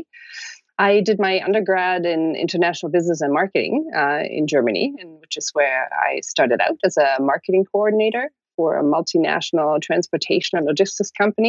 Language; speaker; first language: English; non-native, fluent; German